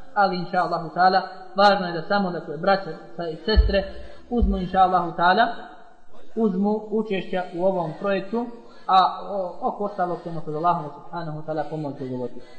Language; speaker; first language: Bosnian; native; Bosnian